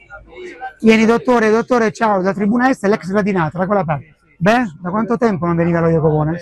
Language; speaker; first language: Italian; native; Italian